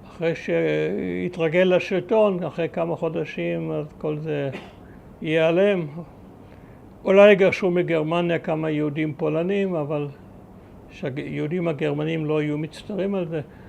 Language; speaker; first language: Hebrew; early bilingual, other home language; German